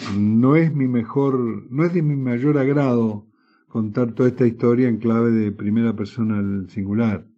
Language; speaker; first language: Spanish; native; Spanish